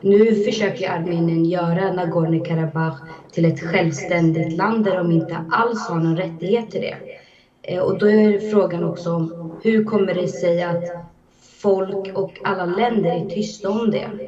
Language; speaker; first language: Swedish; early bilingual, other home language; Azerbaijani